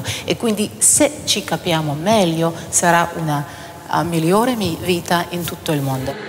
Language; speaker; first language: Italian; non-native, fluent; Russian